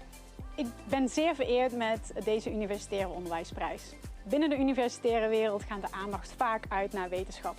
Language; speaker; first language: Dutch; native; Dutch